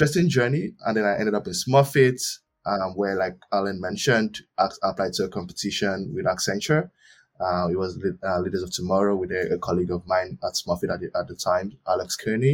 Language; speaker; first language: English; non-native, local second language; Yoruba